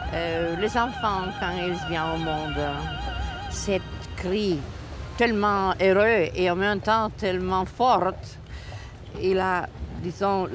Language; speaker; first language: French; non-native, fluent; Spanish